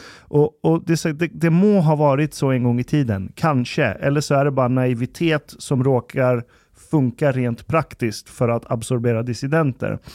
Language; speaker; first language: Swedish; early bilingual, other home language; Persian